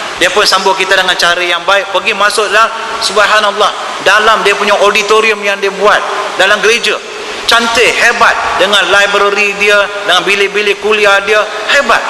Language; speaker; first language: Malay; non-native, local second language; Tamil